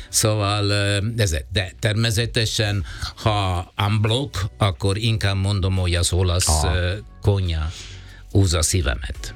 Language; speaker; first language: Hungarian; non-native, fluent; Italian